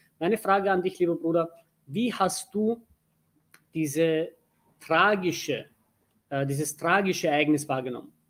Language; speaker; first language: German; early bilingual, other home language; Turkish